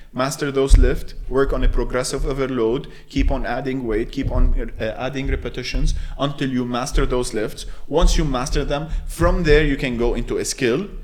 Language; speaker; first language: English; non-native, local second language; Arabic